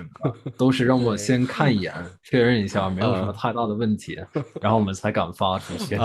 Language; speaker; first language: Chinese; non-native, fluent; English